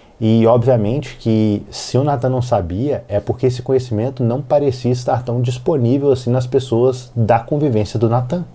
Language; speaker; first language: Portuguese; native; Portuguese